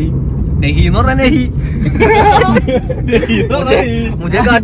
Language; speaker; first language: Hindi; non-native, learner; Malayalam